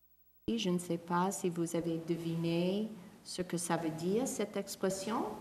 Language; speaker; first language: French; non-native, fluent; English